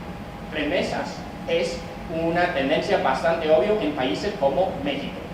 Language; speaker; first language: Spanish; non-native, fluent; English